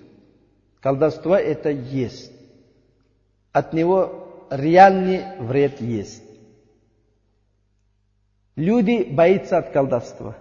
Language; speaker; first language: Russian; non-native, learner; Uzbek